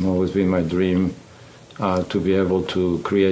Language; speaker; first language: English; non-native, fluent; Spanish